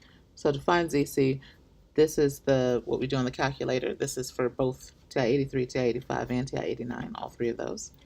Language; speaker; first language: English; native; English